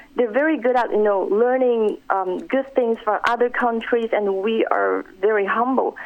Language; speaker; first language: English; non-native, fluent; Chinese